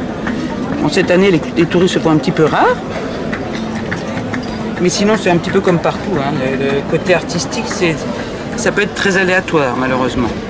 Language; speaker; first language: French; native; French